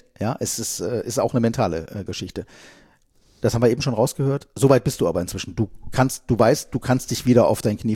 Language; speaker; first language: German; native; German